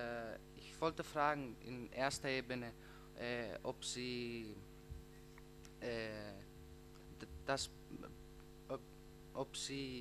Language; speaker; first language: German; non-native, fluent; Greek